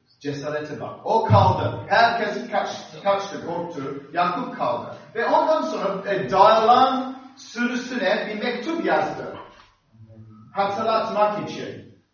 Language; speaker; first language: Turkish; non-native, fluent; English